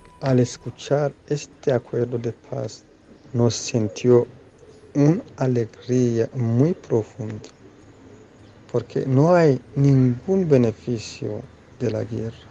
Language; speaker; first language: Spanish; non-native, learner; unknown